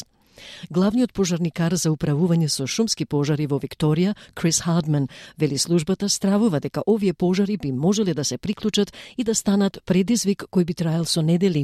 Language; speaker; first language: Macedonian; native; Macedonian